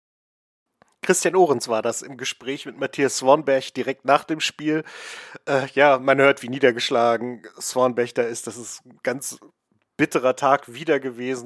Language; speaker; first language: German; native; German